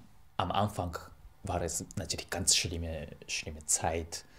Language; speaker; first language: German; non-native, fluent; Japanese